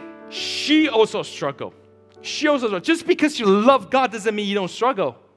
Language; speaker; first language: English; early bilingual, other home language; Chinese